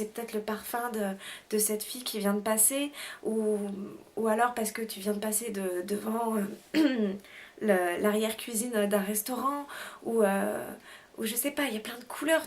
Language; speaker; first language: French; native; French